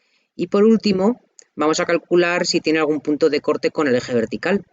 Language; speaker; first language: Spanish; native; Spanish